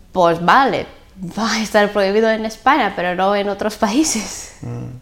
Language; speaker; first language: Spanish; non-native, learner; Bulgarian